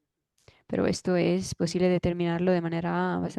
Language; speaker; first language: Spanish; non-native, fluent; German